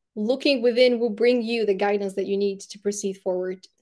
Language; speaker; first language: English; non-native, fluent; Bulgarian